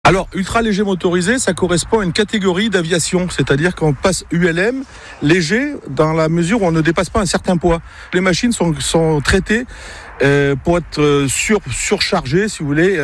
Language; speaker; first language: French; native; French